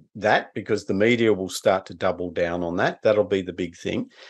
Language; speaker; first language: English; native; English